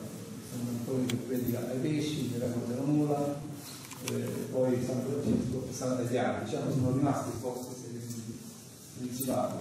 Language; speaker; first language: Italian; native; Italian